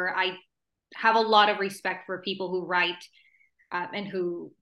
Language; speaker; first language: English; early bilingual, other home language; Spanish